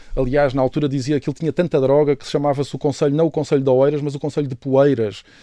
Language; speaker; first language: Portuguese; native; Portuguese